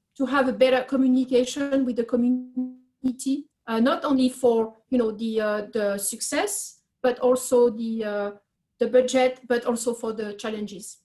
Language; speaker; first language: English; non-native, fluent; French